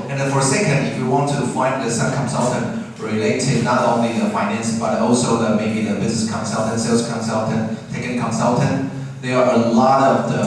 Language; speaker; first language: English; non-native, fluent; Chinese